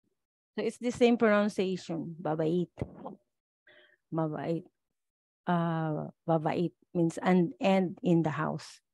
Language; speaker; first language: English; non-native, local second language; Filipino